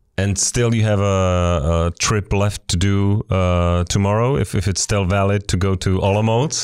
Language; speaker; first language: English; non-native, fluent; Czech